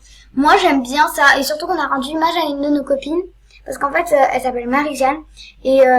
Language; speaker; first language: French; native; French